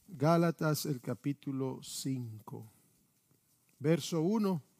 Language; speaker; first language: Spanish; native; Spanish